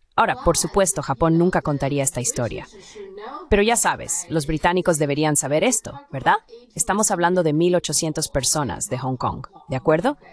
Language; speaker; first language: Spanish; non-native, fluent; Chinese